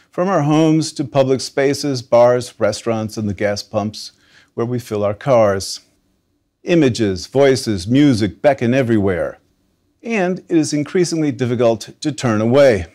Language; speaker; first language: English; native; English